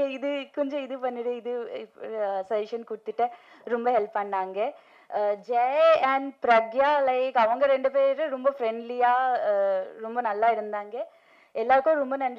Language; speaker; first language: Tamil; non-native, fluent; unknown